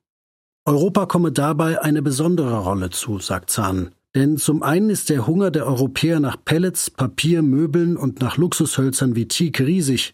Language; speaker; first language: German; native; German